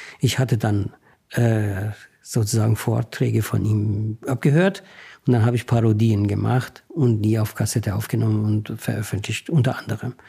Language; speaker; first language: German; non-native, fluent; Persian